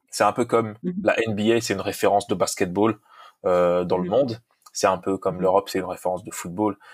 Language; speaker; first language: French; non-native, local second language; Lingala